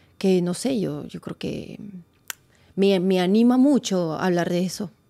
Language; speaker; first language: Spanish; non-native, fluent; French